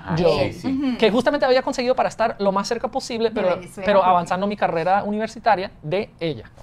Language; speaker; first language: Spanish; non-native, fluent; English